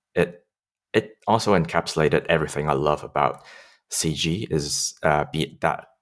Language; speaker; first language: English; non-native, local second language; Cantonese